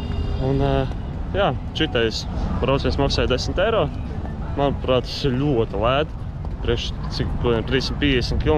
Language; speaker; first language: Latvian; native; Latvian